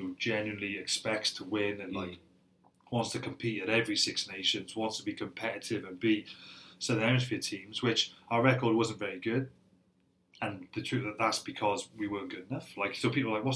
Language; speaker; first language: English; native; English